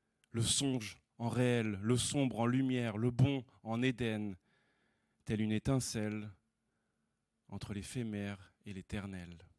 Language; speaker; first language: French; native; French